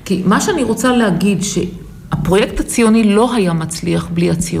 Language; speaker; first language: Hebrew; native; Hebrew